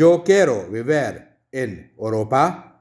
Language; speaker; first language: Spanish; non-native, fluent; Urdu